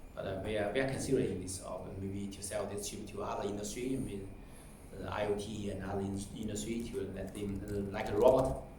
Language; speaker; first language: English; non-native, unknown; Chinese